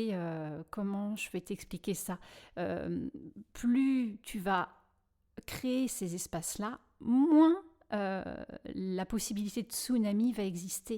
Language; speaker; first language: French; native; French